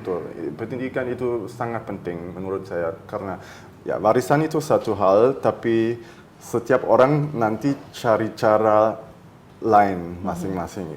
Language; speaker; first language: Indonesian; early bilingual, heritage; German